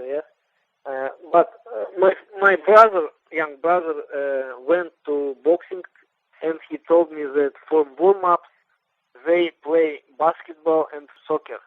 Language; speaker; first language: English; non-native, learner; Russian